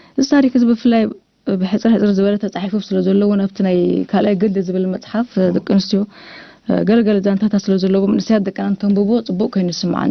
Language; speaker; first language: Tigrinya; non-native, local second language; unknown